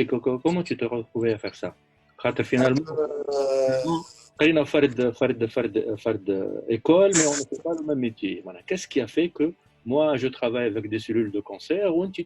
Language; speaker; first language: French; non-native, local second language; Arabic